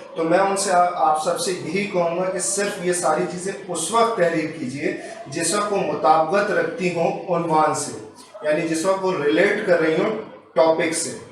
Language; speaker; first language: Urdu; native; Urdu